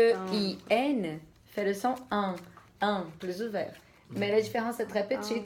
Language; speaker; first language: French; non-native, fluent; Portuguese